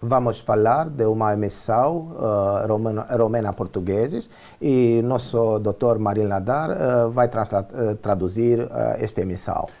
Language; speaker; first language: Portuguese; non-native, learner; Romanian